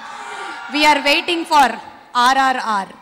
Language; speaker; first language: Telugu; native; Telugu